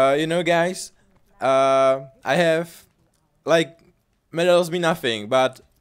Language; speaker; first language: English; non-native, learner; Czech